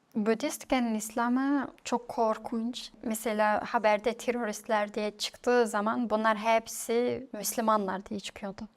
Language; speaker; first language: Turkish; non-native, fluent; Mongolian